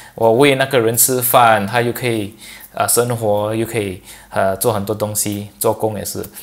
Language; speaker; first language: Chinese; non-native, local second language; English